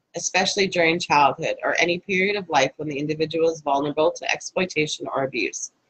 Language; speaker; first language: English; native; English